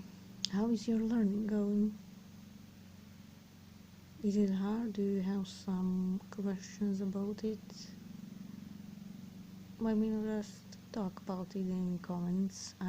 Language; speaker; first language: English; non-native, fluent; Serbian